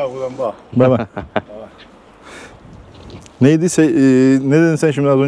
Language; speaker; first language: Turkish; native; Turkish